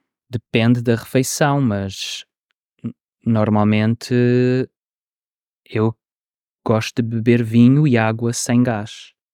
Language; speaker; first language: Portuguese; native; Portuguese